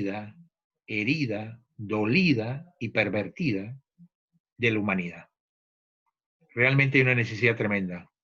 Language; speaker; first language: Spanish; native; Spanish